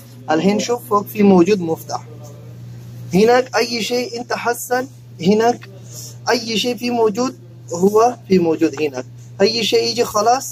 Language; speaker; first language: Arabic; non-native, learner; Urdu